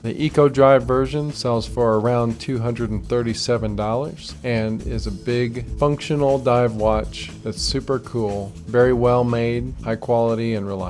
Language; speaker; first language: English; native; English